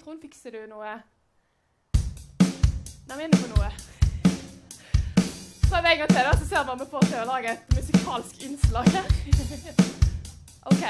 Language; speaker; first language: Norwegian; native; Norwegian